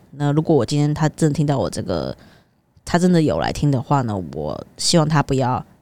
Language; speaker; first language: Chinese; native; Chinese